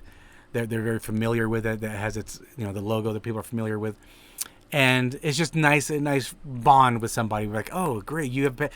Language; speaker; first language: English; native; English